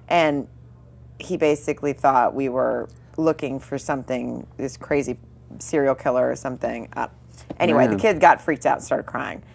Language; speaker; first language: English; native; English